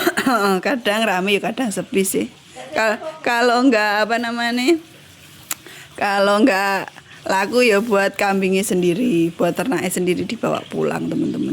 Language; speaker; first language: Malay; non-native, local second language; Javanese